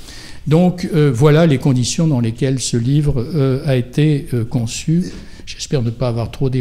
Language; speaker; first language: French; native; French